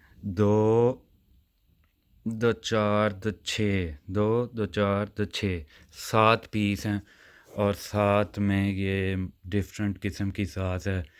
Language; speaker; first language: Urdu; non-native, local second language; Punjabi